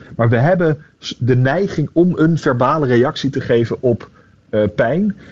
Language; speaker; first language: Dutch; native; Dutch